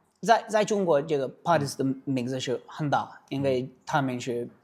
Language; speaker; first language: Chinese; non-native, learner; English